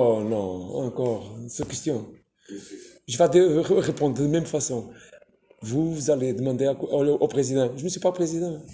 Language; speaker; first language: French; non-native, fluent; Portuguese